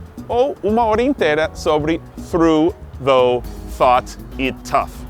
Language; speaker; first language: Portuguese; non-native, fluent; English